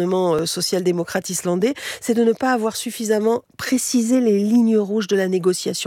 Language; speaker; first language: French; native; French